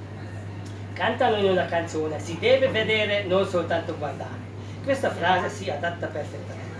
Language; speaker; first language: Italian; non-native, fluent; Hungarian